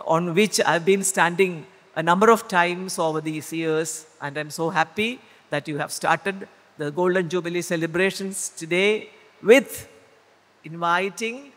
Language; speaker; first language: English; non-native, local second language; Malayalam